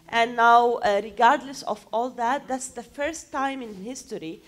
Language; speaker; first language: English; non-native, fluent; Arabic